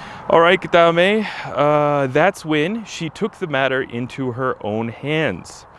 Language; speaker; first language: English; native; English